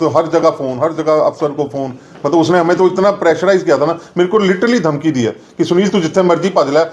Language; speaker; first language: Hindi; non-native, local second language; Punjabi